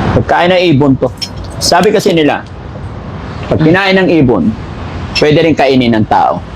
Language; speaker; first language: Filipino; non-native, local second language; Pangasinan